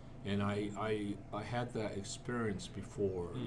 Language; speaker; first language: English; non-native, fluent; Japanese